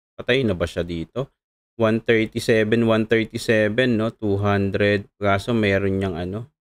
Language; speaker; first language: Filipino; native; Filipino